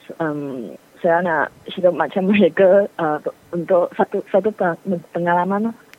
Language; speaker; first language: Malay; non-native, learner; Chinese